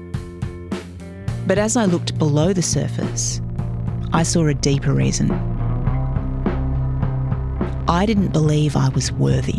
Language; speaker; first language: English; native; English